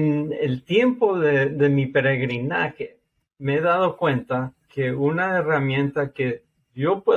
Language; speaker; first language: Spanish; non-native, fluent; English